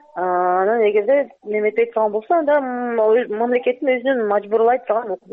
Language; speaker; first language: Kyrgyz; native; Kyrgyz